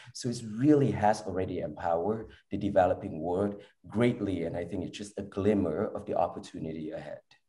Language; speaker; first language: English; early bilingual, other home language; Vietnamese